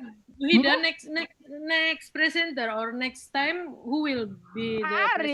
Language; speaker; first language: English; non-native, learner; Indonesian